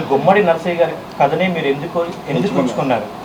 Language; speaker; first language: Telugu; native; Telugu